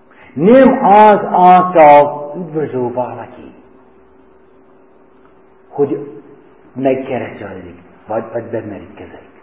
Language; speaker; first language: Hungarian; non-native, learner; English